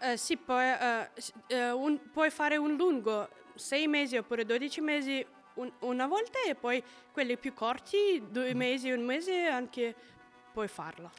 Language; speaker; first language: Italian; non-native, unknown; Russian